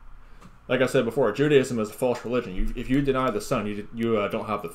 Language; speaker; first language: English; native; English